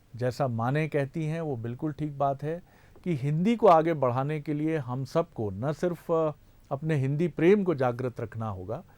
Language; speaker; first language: Hindi; native; Hindi